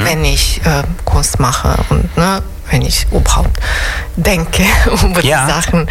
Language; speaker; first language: German; non-native, fluent; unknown